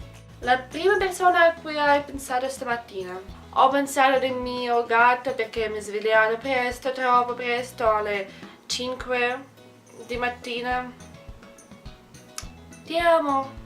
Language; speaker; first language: Italian; non-native, learner; Russian